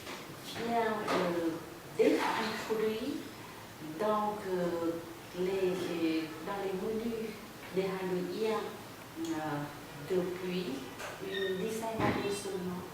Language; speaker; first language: French; non-native, fluent; Vietnamese